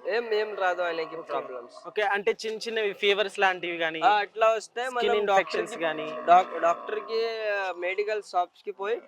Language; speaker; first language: Telugu; non-native, local second language; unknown